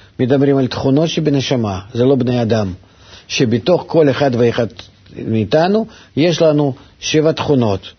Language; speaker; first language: Hebrew; non-native, fluent; Russian